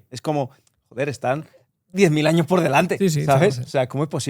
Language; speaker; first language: Spanish; native; Spanish